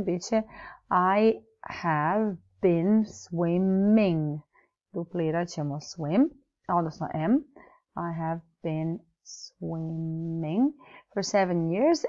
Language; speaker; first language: English; non-native, fluent; Serbian